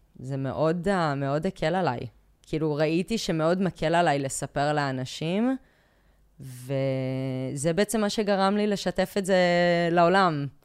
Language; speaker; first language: Hebrew; early bilingual, other home language; English